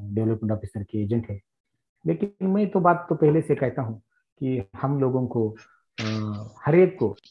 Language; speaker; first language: Hindi; non-native, local second language; Marathi